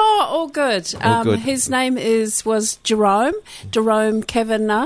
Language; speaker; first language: English; native; English